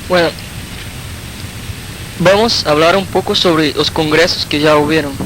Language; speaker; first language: Spanish; non-native, fluent; Portuguese